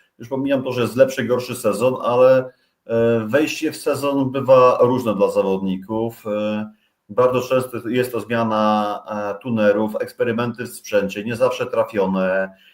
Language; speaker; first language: Polish; native; Polish